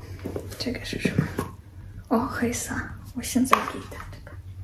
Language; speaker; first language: Chinese; non-native, learner; Ukrainian